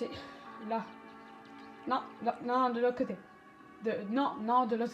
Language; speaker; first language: French; native; French